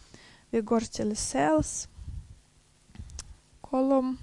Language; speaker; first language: Swedish; non-native, fluent; Russian